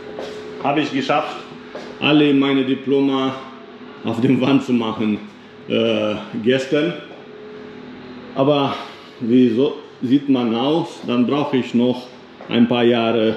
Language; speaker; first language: German; non-native, fluent; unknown